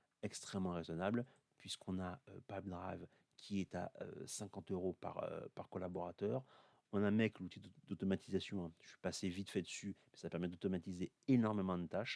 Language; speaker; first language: French; native; French